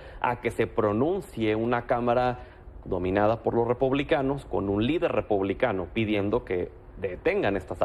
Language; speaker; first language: Spanish; native; Spanish